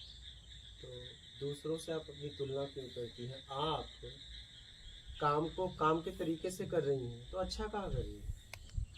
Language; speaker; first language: Hindi; native; Hindi